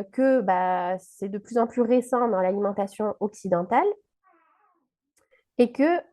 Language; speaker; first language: French; native; French